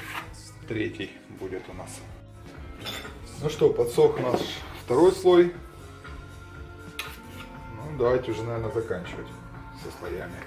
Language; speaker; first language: Russian; native; Russian